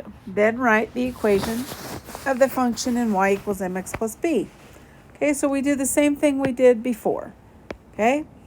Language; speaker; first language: English; native; English